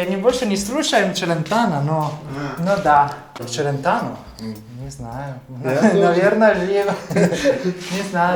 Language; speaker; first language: Russian; non-native, learner; Italian